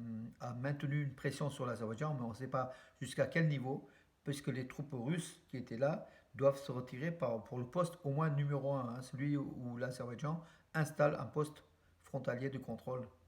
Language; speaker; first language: French; native; French